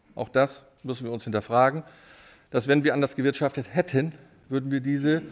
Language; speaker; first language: German; native; German